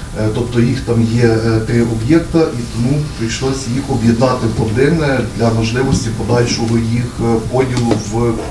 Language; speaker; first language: Ukrainian; native; Ukrainian